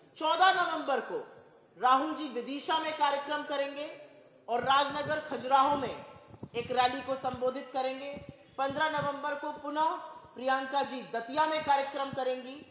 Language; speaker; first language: Hindi; native; Hindi